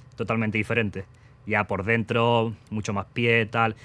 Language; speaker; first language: Spanish; native; Spanish